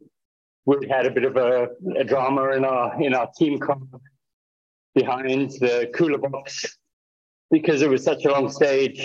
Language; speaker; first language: English; native; English